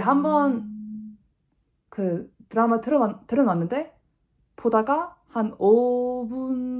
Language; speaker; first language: Korean; non-native, fluent; English